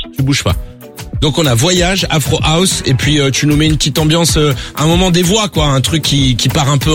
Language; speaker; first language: French; native; French